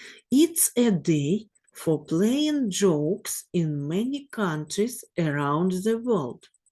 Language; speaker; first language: English; non-native, fluent; Ukrainian